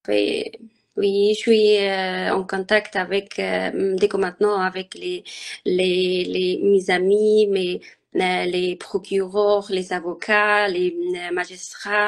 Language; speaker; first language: French; non-native, learner; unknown